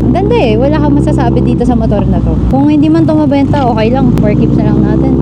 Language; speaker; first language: Filipino; native; Filipino